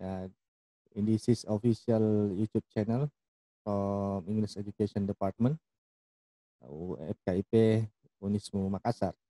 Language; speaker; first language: English; non-native, fluent; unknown